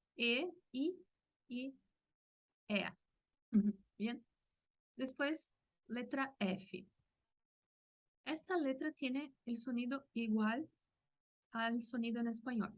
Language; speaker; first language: Spanish; non-native, fluent; Portuguese